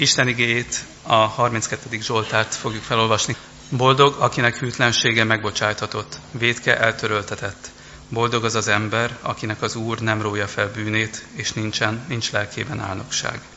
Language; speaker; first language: Hungarian; native; Hungarian